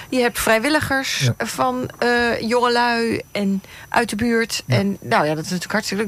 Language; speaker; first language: Dutch; native; Dutch